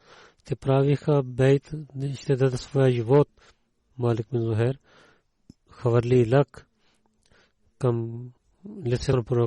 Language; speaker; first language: Bulgarian; non-native, learner; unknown